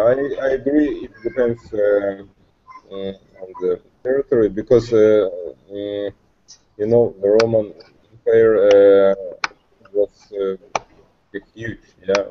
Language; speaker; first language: English; non-native, learner; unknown